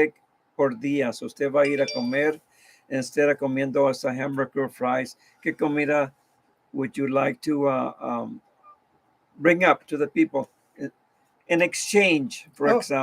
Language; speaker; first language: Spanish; early bilingual, heritage; Spanish